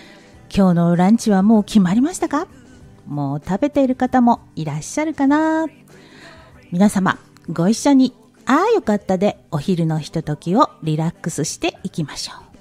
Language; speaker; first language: Japanese; native; Japanese